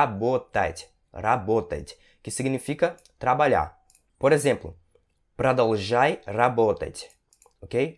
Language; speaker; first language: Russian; non-native, fluent; Portuguese